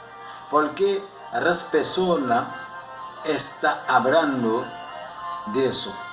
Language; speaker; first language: Spanish; non-native, learner; Haitian Creole